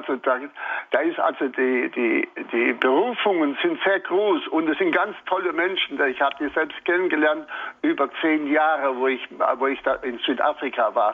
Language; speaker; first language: German; native; German